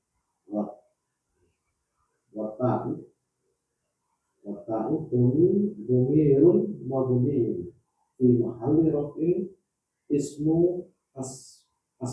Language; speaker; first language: Arabic; non-native, learner; Indonesian